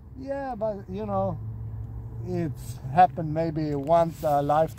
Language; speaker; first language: English; non-native, fluent; Swedish